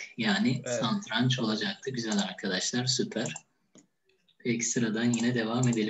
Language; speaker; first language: Turkish; native; Turkish